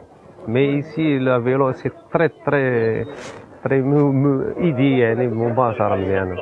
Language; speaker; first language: French; non-native, learner; Arabic